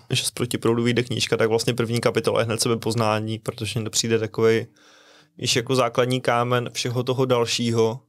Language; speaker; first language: Czech; native; Czech